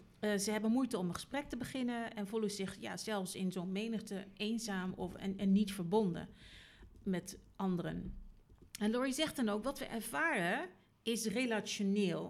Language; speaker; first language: Dutch; native; Dutch